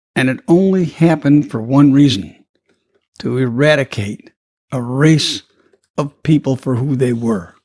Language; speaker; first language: English; native; English